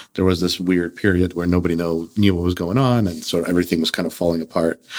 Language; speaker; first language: English; early bilingual, other home language; Russian